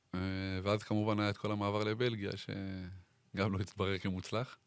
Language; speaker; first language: Hebrew; native; Hebrew